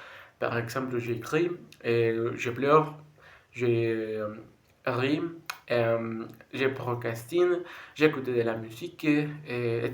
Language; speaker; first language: French; non-native, learner; Spanish